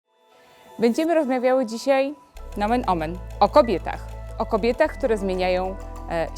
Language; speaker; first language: Polish; native; Polish